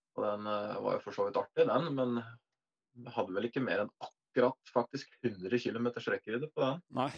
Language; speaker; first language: Norwegian; native; Norwegian